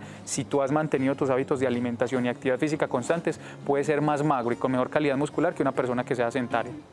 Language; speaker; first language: Spanish; native; Spanish